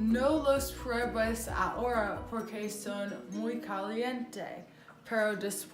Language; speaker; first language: Spanish; non-native, learner; English